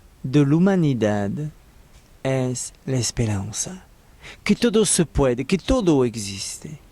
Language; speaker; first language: Spanish; non-native, learner; French